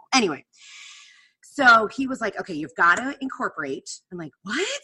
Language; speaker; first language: English; native; English